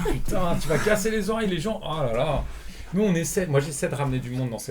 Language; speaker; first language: French; native; French